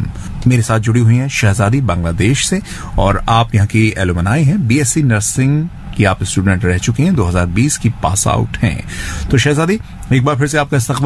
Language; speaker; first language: Hindi; native; Hindi